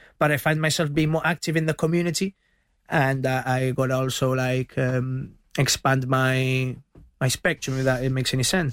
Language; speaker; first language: English; early bilingual, other home language; Spanish